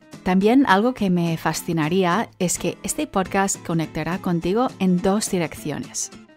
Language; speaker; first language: Spanish; native; Spanish